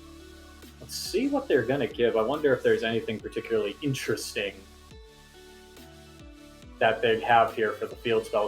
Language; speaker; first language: English; native; English